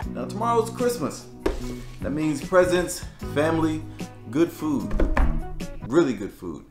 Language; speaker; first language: English; native; English